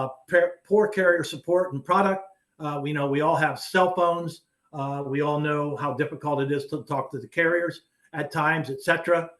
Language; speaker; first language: English; native; English